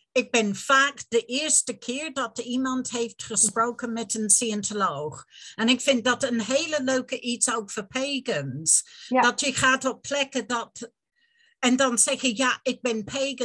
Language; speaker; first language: Dutch; non-native, fluent; English